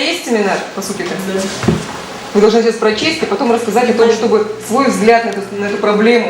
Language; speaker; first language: Russian; native; Russian